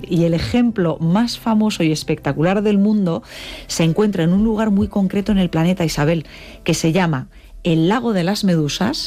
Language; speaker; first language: Spanish; native; Spanish